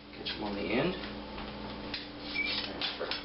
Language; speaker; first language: English; native; English